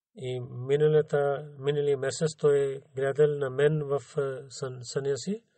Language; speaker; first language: Bulgarian; non-native, fluent; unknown